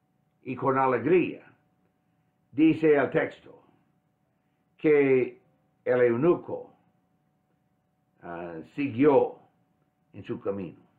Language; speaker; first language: Spanish; non-native, fluent; English